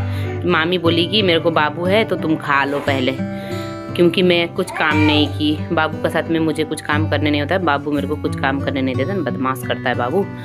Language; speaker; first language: Hindi; native; Hindi